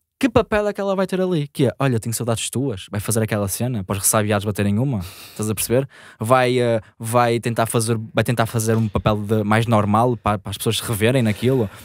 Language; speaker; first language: Portuguese; native; Portuguese